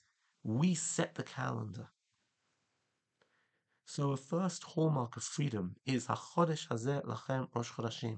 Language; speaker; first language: English; native; English